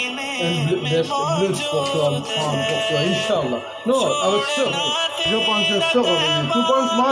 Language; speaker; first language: French; non-native, learner; Arabic